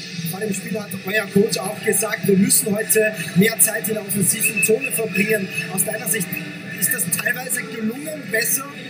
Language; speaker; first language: German; native; German